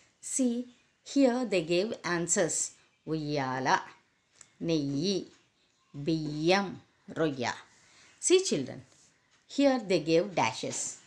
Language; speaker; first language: English; non-native, local second language; Telugu